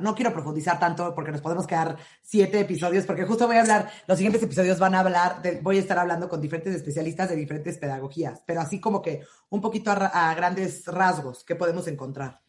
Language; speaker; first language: Spanish; native; Spanish